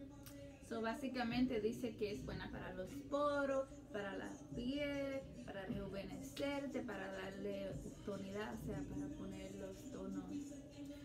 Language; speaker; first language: Spanish; early bilingual, heritage; Spanish